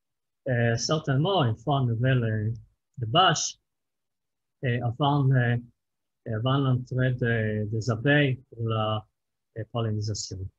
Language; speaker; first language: French; non-native, fluent; Hebrew